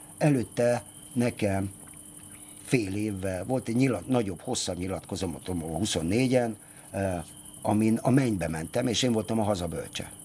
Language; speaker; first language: Hungarian; native; Hungarian